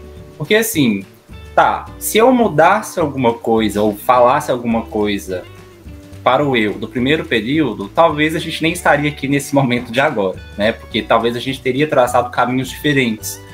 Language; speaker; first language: Portuguese; native; Portuguese